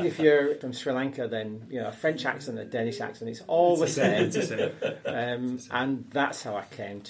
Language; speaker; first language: English; native; English